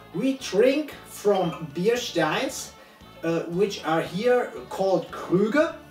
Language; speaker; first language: English; non-native, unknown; German